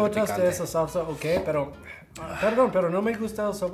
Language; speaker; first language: Spanish; non-native, fluent; English